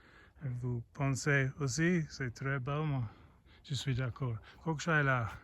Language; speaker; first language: French; non-native, learner; English